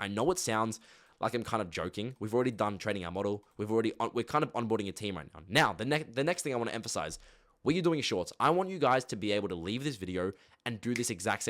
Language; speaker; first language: English; native; English